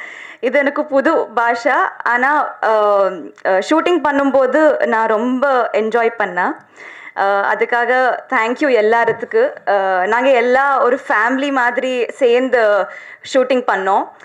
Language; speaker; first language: Tamil; non-native, learner; Telugu